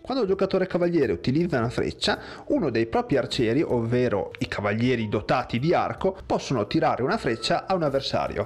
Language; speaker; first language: Italian; native; Italian